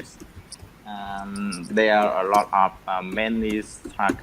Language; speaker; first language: English; non-native, learner; Vietnamese